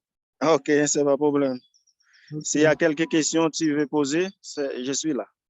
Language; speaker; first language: French; non-native, local second language; Haitian Creole